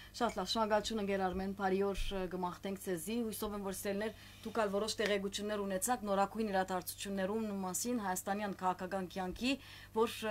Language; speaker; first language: Armenian; native; Armenian